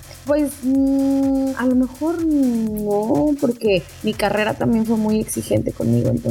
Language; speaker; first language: Spanish; native; Spanish